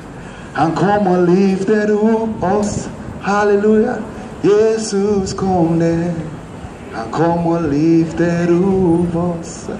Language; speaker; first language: Swedish; non-native, fluent; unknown